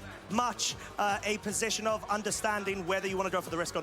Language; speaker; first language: English; native; English